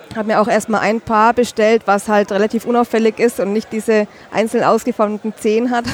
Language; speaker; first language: German; native; German